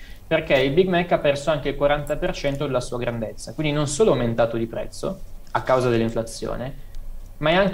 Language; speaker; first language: Italian; native; Italian